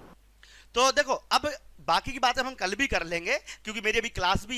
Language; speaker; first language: Hindi; native; Hindi